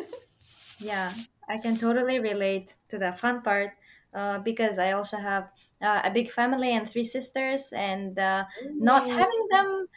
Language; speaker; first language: English; non-native, fluent; Uzbek